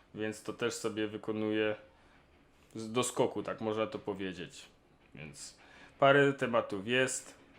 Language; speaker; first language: Polish; non-native, local second language; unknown